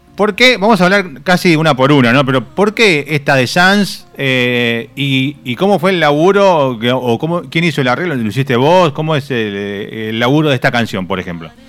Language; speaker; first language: Spanish; native; Spanish